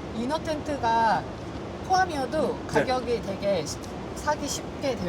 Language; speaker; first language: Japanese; non-native, fluent; Korean